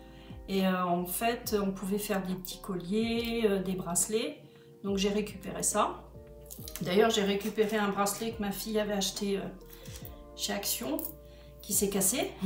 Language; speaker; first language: French; native; French